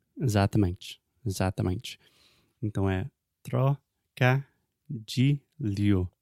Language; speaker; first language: Portuguese; non-native, fluent; English